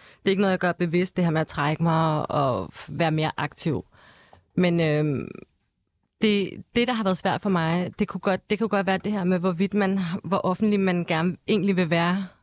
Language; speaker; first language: Danish; early bilingual, other home language; Turkish